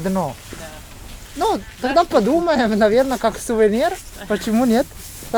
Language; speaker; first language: Russian; non-native, learner; Italian